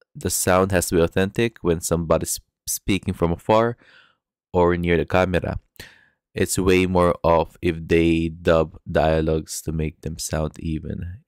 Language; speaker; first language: English; non-native, local second language; Filipino